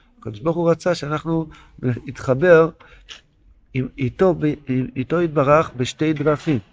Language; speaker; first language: Hebrew; non-native, local second language; Yiddish